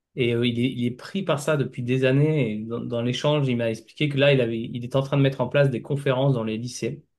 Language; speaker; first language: French; native; French